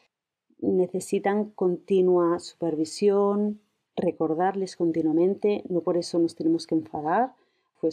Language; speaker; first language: Spanish; native; Spanish